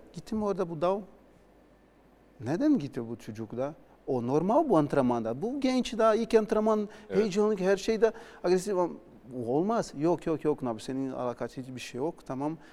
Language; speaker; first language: Turkish; non-native, learner; Portuguese